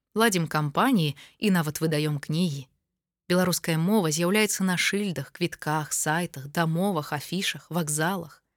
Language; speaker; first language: Belarusian; native; Belarusian